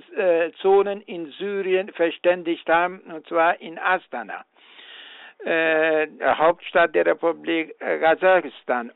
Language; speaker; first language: German; non-native, fluent; Persian